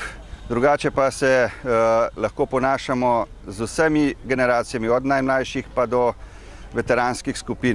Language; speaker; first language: Slovenian; native; Slovenian